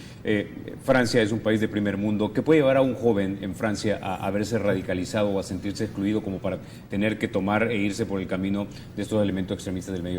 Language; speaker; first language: Spanish; native; Spanish